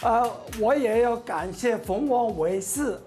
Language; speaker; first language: Chinese; non-native, local second language; Cantonese